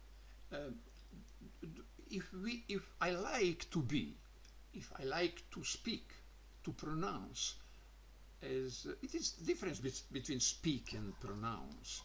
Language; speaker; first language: English; non-native, learner; Croatian